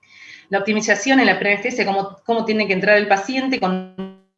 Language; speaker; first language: Spanish; native; Spanish